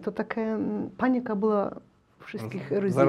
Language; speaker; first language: Polish; non-native, learner; Ukrainian